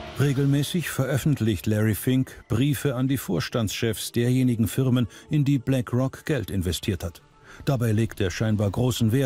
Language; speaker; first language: German; native; German